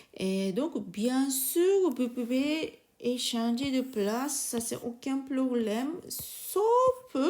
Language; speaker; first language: French; non-native, learner; Japanese